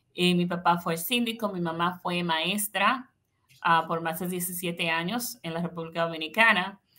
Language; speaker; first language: Spanish; native; Spanish